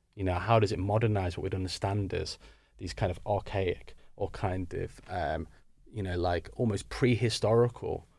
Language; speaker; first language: English; native; English